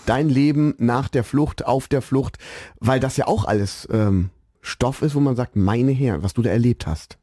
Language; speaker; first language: German; native; German